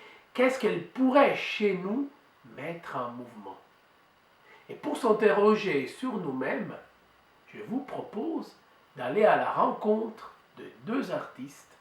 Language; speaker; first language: French; native; French